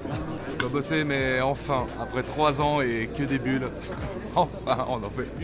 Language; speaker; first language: French; native; French